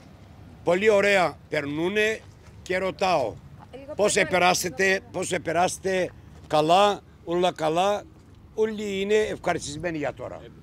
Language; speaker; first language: Greek; early bilingual, heritage; Greek